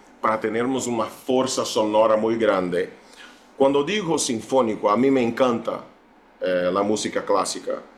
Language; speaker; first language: Spanish; non-native, fluent; Portuguese